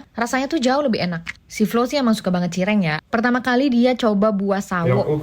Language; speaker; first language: Indonesian; native; Indonesian